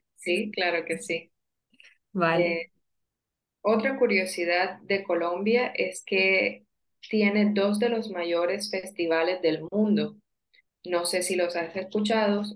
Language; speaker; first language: Spanish; native; Spanish